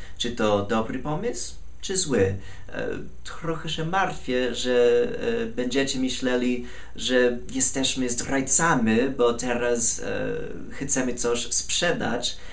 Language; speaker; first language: Polish; non-native, fluent; English